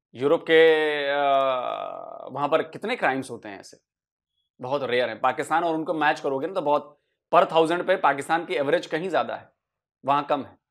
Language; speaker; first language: Hindi; native; Hindi